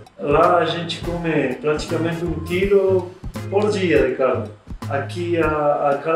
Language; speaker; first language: Portuguese; non-native, fluent; Spanish